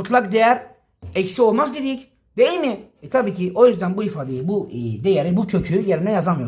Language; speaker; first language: Turkish; native; Turkish